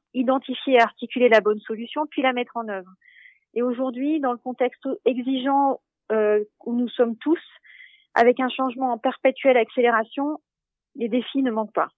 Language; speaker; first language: French; native; French